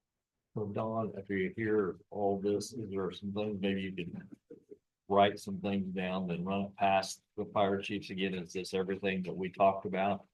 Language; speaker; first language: English; native; English